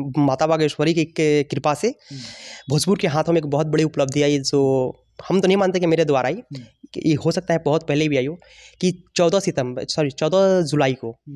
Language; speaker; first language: Hindi; native; Hindi